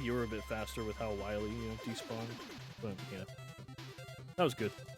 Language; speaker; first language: English; native; English